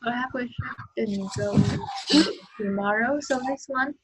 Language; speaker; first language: English; non-native, learner; Vietnamese